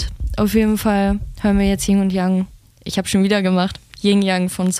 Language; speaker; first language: German; native; German